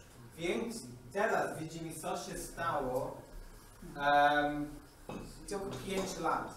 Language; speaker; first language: Polish; non-native, learner; English